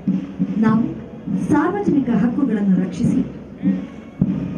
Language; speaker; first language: Kannada; native; Kannada